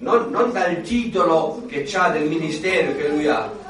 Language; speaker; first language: Italian; native; Italian